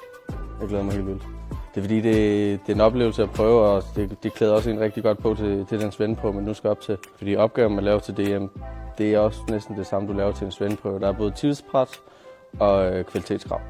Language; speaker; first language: Danish; native; Danish